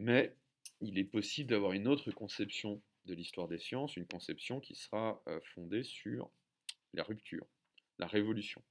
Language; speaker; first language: French; native; French